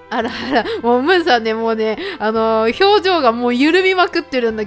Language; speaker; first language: Japanese; native; Japanese